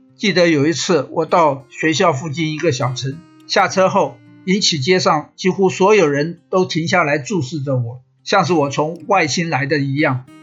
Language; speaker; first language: Chinese; native; Chinese